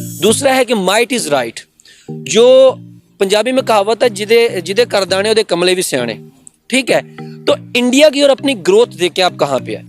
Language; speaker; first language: Urdu; non-native, local second language; Punjabi